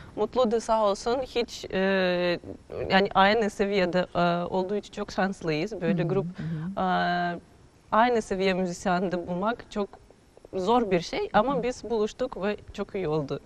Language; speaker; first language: Turkish; non-native, fluent; Russian